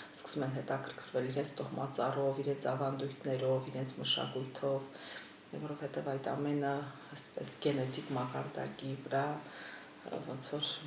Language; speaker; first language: Armenian; native; Armenian